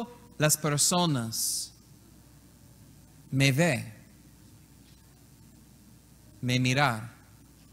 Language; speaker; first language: Spanish; non-native, learner; English